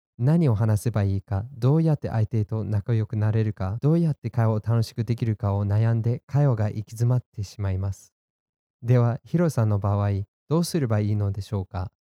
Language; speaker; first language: Japanese; non-native, fluent; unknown